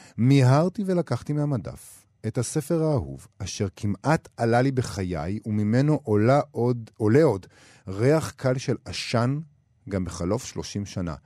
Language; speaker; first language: Hebrew; native; Hebrew